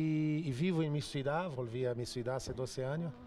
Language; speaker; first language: Spanish; non-native, local second language; Portuguese